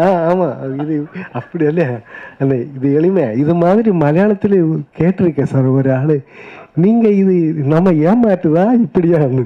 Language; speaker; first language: Tamil; non-native, learner; Malayalam